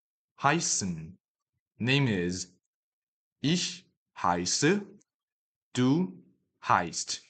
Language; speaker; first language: German; non-native, fluent; Chinese